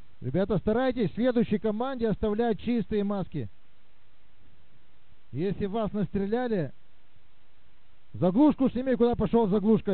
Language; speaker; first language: Russian; native; Russian